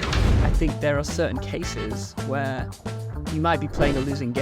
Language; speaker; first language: English; native; English